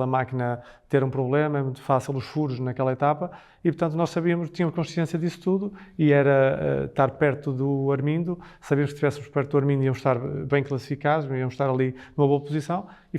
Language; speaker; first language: Portuguese; native; Portuguese